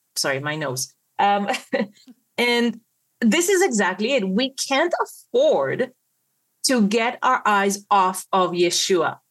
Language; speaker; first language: English; non-native, fluent; Hebrew